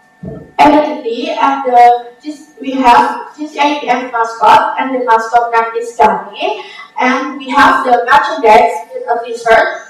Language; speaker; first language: English; non-native, learner; Indonesian